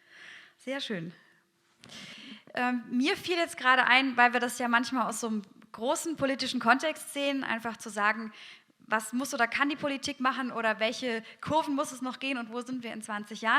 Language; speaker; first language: German; native; German